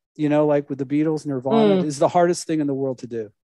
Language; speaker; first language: English; native; English